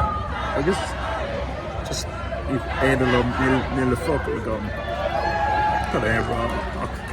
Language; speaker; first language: Irish; non-native, local second language; English